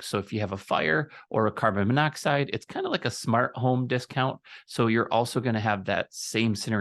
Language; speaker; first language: English; native; English